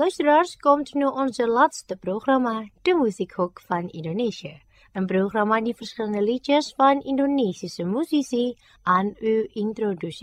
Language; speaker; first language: Dutch; non-native, fluent; Indonesian